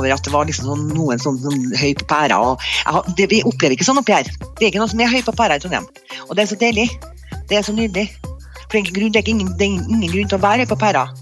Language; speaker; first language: Norwegian; native; Norwegian